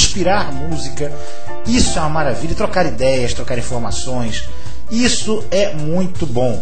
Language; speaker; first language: Portuguese; native; Portuguese